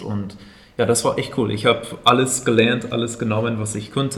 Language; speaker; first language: German; non-native, fluent; English